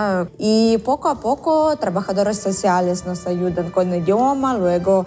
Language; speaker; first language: Spanish; non-native, learner; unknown